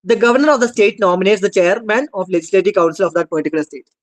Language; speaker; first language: English; non-native, local second language; Malayalam